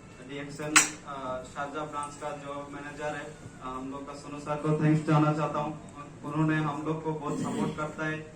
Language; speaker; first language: Hindi; non-native, learner; Bangla